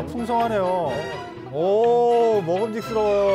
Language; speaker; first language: Korean; native; Korean